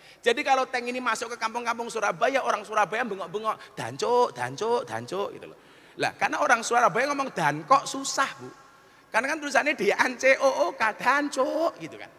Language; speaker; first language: Indonesian; non-native, local second language; Javanese